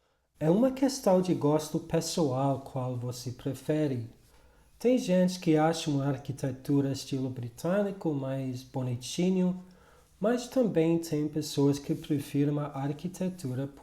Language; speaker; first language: Portuguese; non-native, fluent; English